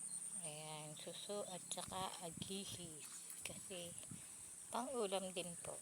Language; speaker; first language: Filipino; native; Filipino